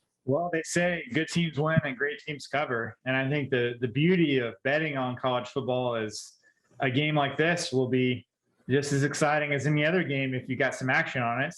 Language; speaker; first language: English; native; English